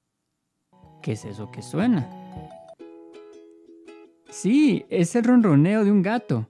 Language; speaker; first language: Spanish; native; Spanish